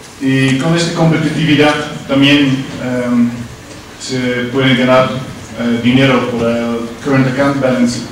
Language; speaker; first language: Spanish; non-native, learner; Dutch